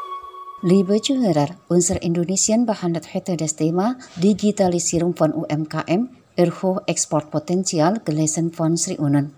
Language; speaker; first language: German; non-native, fluent; Indonesian